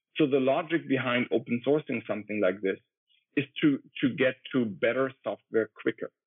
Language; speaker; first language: English; non-native, fluent; German